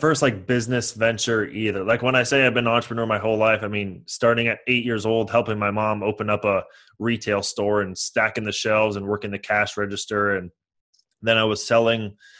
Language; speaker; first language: English; native; English